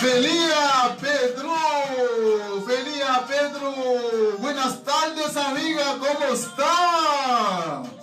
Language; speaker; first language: Spanish; non-native, learner; Haitian Creole